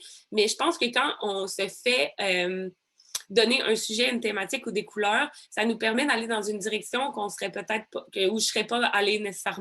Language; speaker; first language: French; native; French